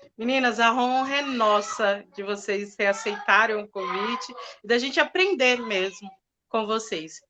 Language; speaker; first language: Portuguese; native; Portuguese